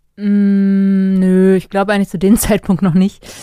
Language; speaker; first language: German; native; German